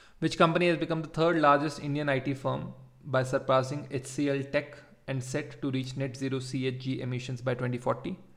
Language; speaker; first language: English; non-native, local second language; Hindi